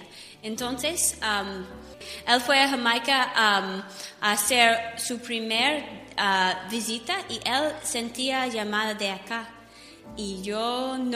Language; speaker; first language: Spanish; non-native, fluent; English